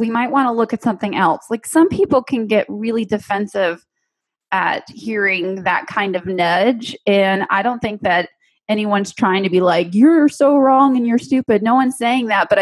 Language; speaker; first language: English; native; English